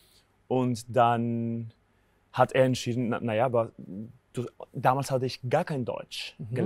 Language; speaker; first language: German; non-native, fluent; Spanish